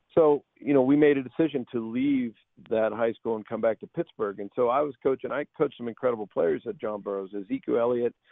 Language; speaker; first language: English; native; English